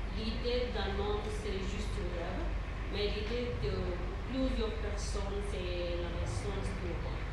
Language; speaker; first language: French; non-native, learner; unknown